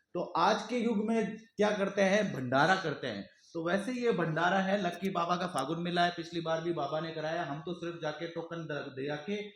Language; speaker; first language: Hindi; native; Hindi